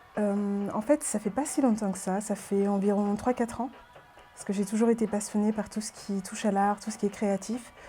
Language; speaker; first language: French; early bilingual, other home language; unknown